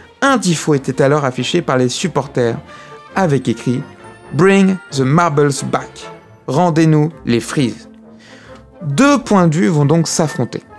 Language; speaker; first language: French; native; French